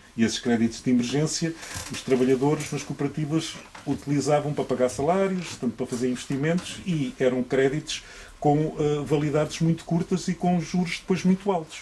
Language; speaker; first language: Portuguese; native; Portuguese